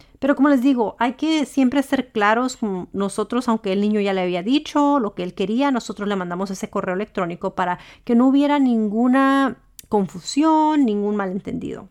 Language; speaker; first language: Spanish; early bilingual, heritage; Spanish